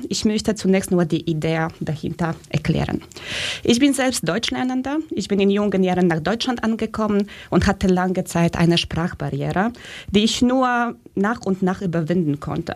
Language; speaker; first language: German; early bilingual, other home language; Polish